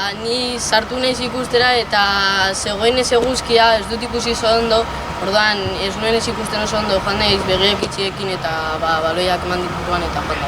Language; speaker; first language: Basque; non-native, local second language; Spanish